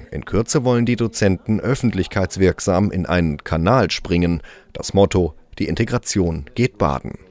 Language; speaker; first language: German; native; German